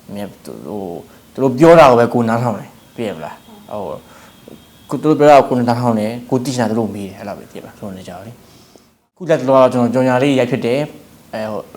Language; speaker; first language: Burmese; native; Burmese